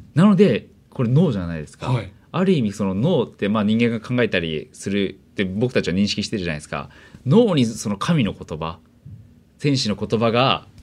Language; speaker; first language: Japanese; early bilingual, heritage; English